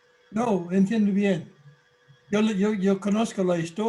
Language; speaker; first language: Spanish; non-native, fluent; English